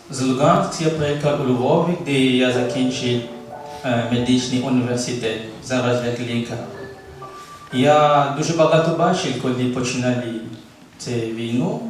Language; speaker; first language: Ukrainian; non-native, learner; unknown